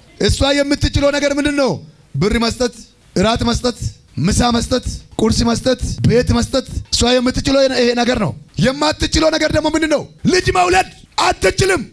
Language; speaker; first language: Amharic; non-native, local second language; Oromo